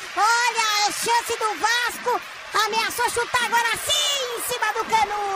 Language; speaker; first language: Portuguese; native; Portuguese